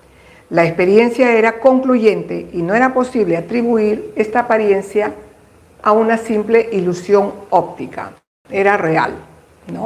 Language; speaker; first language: Spanish; native; Spanish